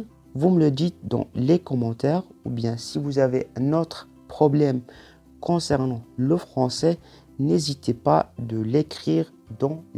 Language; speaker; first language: French; non-native, local second language; Arabic